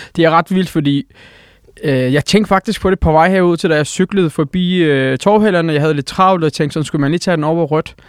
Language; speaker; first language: Danish; early bilingual, other home language; Turkish